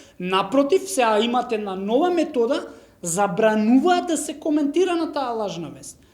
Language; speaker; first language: Macedonian; non-native, local second language; Romany